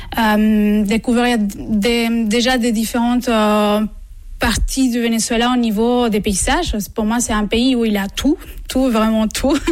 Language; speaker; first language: French; non-native, fluent; Spanish